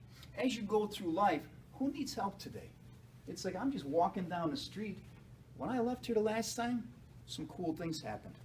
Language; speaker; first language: English; native; English